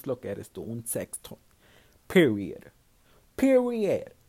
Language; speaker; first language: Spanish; early bilingual, heritage; Spanish